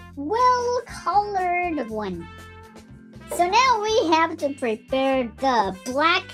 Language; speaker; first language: English; non-native, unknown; Japanese